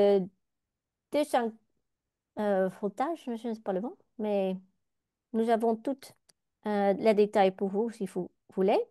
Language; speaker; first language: French; non-native, learner; Dutch